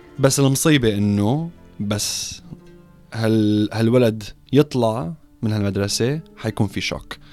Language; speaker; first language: Arabic; early bilingual, heritage; Arabic